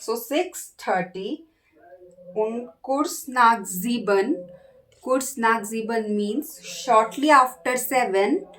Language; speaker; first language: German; non-native, learner; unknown